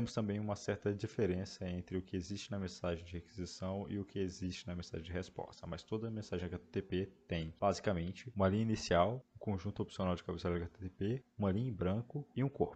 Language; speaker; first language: Portuguese; native; Portuguese